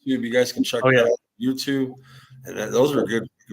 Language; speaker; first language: English; native; English